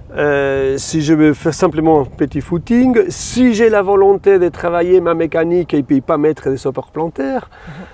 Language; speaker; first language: French; non-native, fluent; Spanish